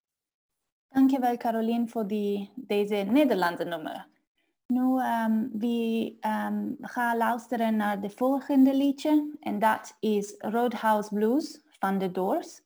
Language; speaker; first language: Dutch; non-native, learner; English